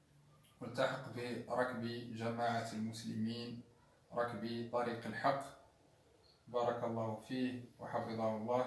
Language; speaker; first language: Arabic; native; Arabic